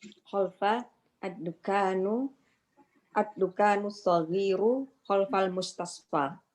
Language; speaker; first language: Arabic; non-native, learner; Indonesian